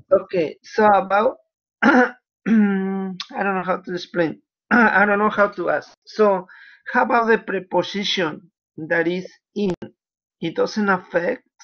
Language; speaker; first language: English; non-native, learner; Spanish